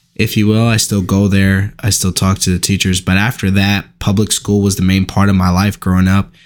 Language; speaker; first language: English; native; English